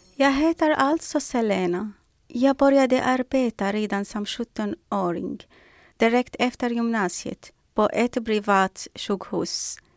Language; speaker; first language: Swedish; non-native, learner; Arabic